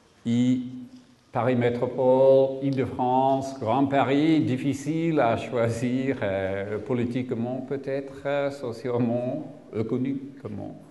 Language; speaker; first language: French; non-native, learner; English